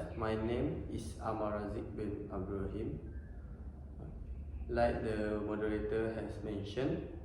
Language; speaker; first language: English; non-native, learner; Malay